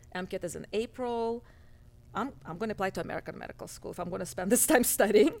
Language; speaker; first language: English; non-native, fluent; Russian